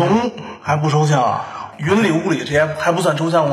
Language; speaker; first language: Chinese; native; Chinese